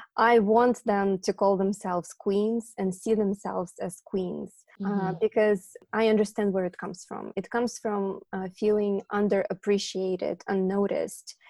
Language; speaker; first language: English; non-native, fluent; Ukrainian